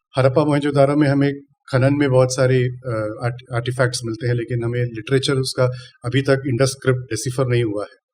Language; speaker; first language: Hindi; non-native, local second language; Tamil